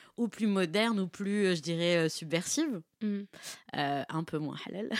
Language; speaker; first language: French; native; French